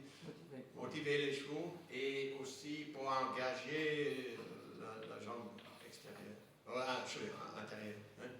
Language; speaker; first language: French; non-native, fluent; English